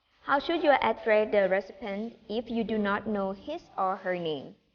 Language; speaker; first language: English; non-native, fluent; Thai